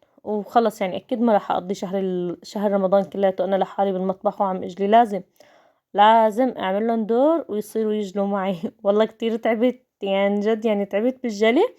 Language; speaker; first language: Arabic; native; Arabic